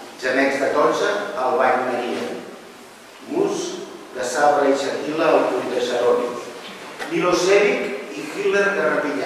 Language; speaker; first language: Catalan; native; Catalan